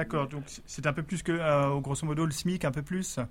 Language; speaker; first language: French; native; French